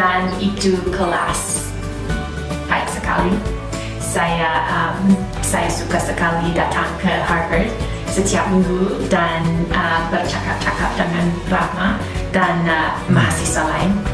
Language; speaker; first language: Indonesian; non-native, learner; English